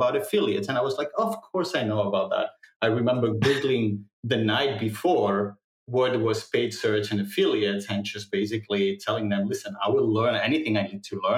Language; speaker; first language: English; non-native, fluent; Catalan